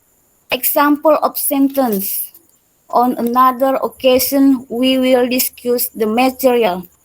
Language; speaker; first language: English; non-native, learner; Indonesian